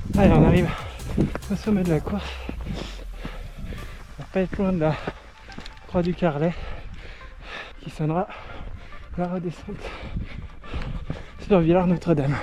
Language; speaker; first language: French; native; French